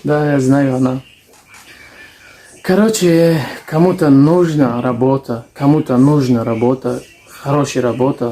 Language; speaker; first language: Russian; non-native, learner; Tajik